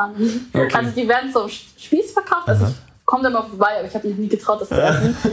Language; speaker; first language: German; early bilingual, other home language; Vietnamese